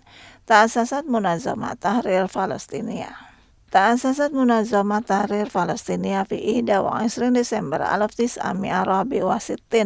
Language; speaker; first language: Arabic; non-native, fluent; Indonesian